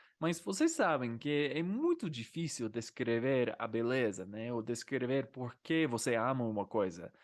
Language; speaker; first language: Portuguese; non-native, fluent; English